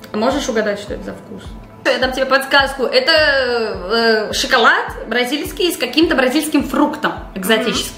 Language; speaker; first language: Russian; native; Russian